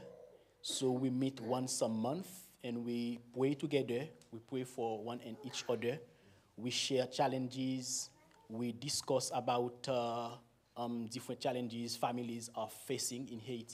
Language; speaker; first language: English; non-native, fluent; Haitian Creole